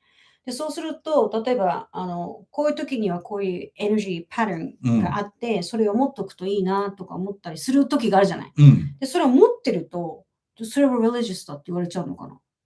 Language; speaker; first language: Japanese; native; Japanese